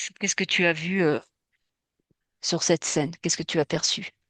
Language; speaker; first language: French; native; French